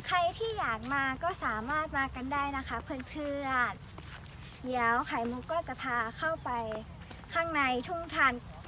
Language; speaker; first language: Thai; native; Thai